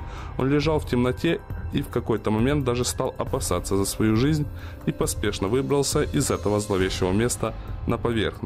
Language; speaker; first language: Russian; native; Russian